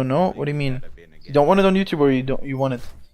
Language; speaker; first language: English; non-native, fluent; German